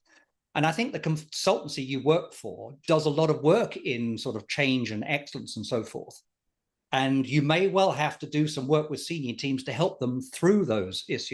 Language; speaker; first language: English; native; English